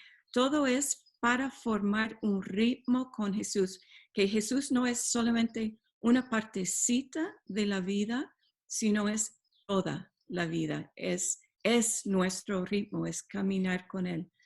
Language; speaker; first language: Spanish; non-native, fluent; English